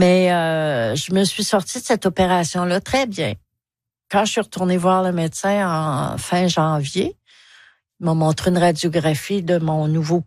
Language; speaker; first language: French; native; French